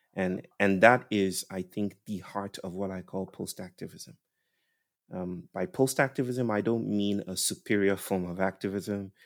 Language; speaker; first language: English; non-native, local second language; Yoruba